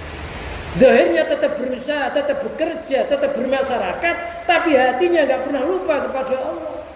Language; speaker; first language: Indonesian; native; Indonesian